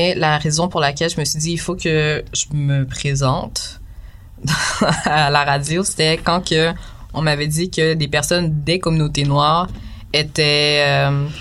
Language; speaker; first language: French; native; French